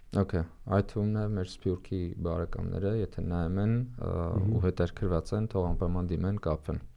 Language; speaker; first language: Armenian; native; Armenian